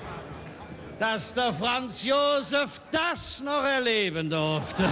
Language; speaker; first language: German; native; German